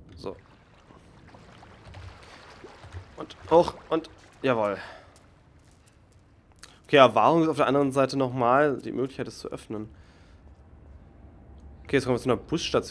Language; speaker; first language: German; native; German